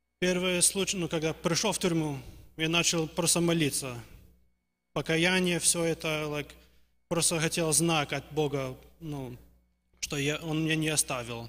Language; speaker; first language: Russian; early bilingual, heritage; Russian